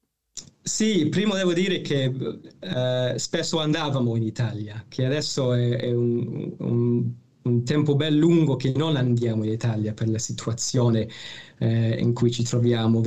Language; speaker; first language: Italian; non-native, fluent; English